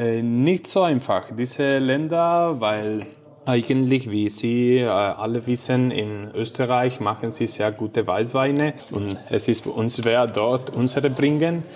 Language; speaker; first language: German; non-native, fluent; Spanish